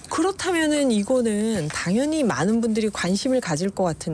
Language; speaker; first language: Korean; native; Korean